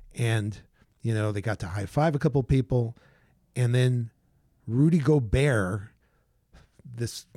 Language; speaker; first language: English; native; English